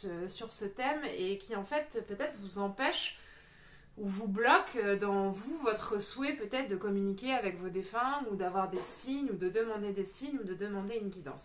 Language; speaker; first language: French; native; French